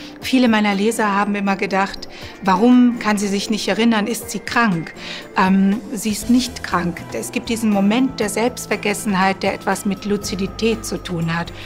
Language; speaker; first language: German; early bilingual, other home language; Croatian